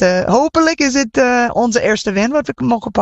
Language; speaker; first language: Dutch; non-native, fluent; English